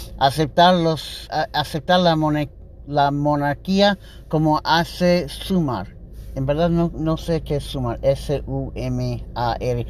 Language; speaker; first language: Spanish; non-native, learner; English